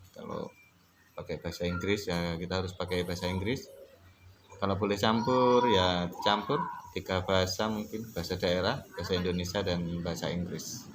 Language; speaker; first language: Indonesian; non-native, local second language; Javanese